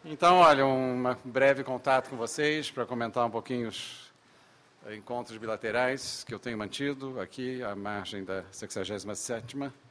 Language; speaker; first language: Portuguese; native; Portuguese